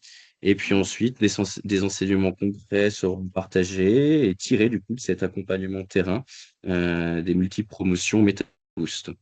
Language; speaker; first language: French; native; French